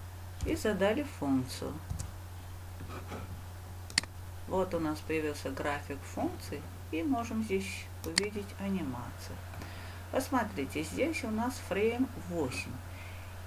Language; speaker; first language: Russian; non-native, local second language; Uzbek